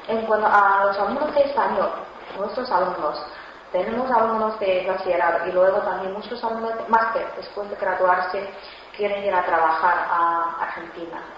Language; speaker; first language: Spanish; non-native, fluent; Chinese